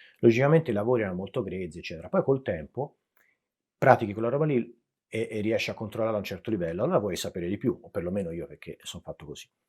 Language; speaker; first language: Italian; native; Italian